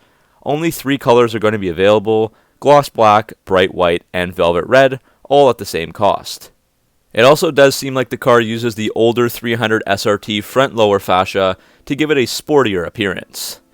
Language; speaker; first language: English; native; English